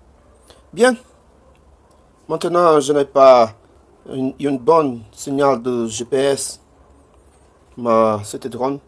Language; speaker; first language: French; non-native, learner; Portuguese